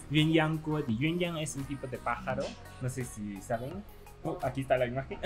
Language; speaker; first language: Spanish; non-native, fluent; Chinese